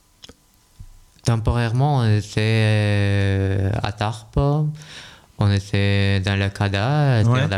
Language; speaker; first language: French; non-native, fluent; Russian